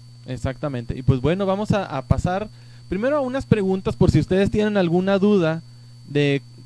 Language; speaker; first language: Spanish; native; Spanish